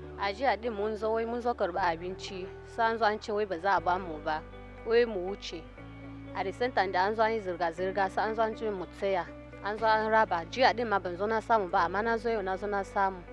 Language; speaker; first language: Hausa; non-native, local second language; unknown